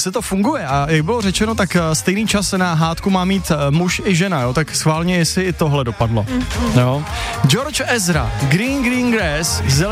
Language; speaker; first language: Czech; native; Czech